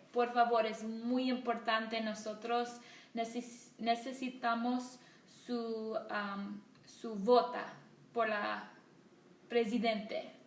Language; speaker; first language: Spanish; non-native, learner; English